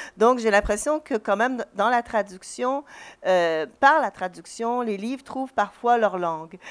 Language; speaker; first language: French; native; French